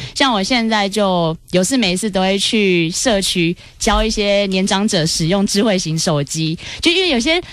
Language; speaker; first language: Chinese; native; Chinese